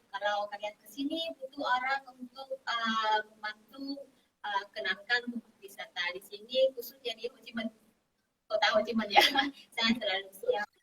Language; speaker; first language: Indonesian; non-native, fluent; Vietnamese